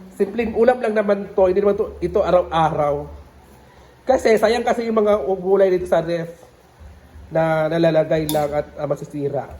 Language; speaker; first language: Filipino; non-native, local second language; Cebuano